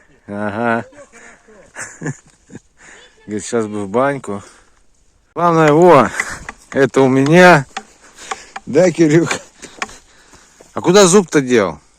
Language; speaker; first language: Russian; native; Russian